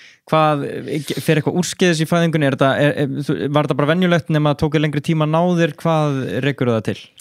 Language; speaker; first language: Icelandic; native; Icelandic